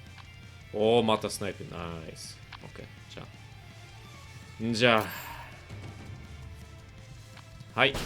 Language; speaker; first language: Japanese; non-native, learner; English